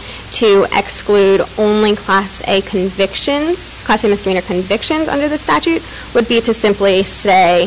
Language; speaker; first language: English; native; English